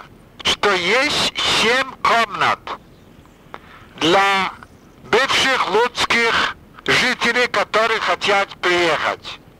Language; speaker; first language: Russian; non-native, fluent; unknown